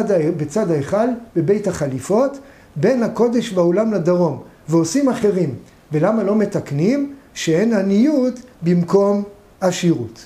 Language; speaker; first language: Hebrew; native; Hebrew